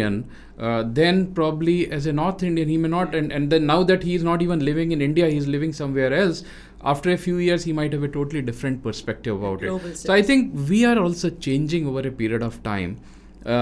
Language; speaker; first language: English; non-native, local second language; Hindi